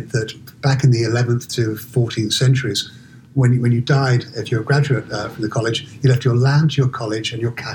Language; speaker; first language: English; native; English